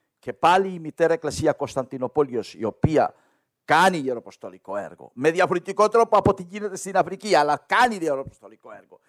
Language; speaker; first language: Greek; non-native, learner; Spanish